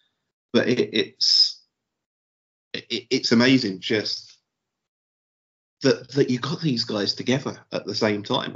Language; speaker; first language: English; native; English